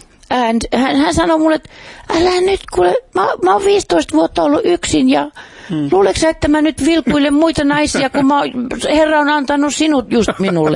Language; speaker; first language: Finnish; non-native, fluent; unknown